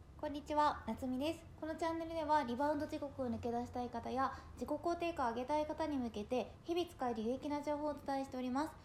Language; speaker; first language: Japanese; native; Japanese